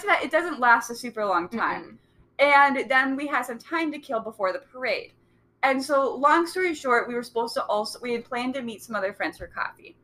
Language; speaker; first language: English; native; English